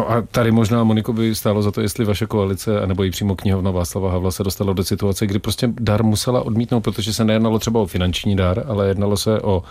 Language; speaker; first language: Czech; native; Czech